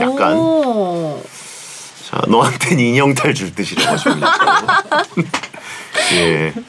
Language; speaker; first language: Korean; native; Korean